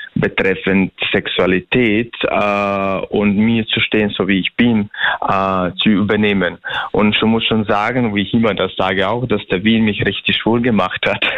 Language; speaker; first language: German; non-native, fluent; Bosnian